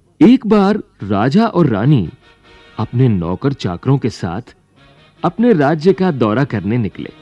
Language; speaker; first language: Hindi; native; Hindi